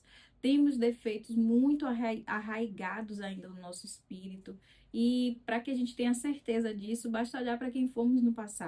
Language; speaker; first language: Portuguese; native; Portuguese